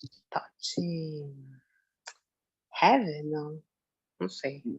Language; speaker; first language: English; non-native, learner; Portuguese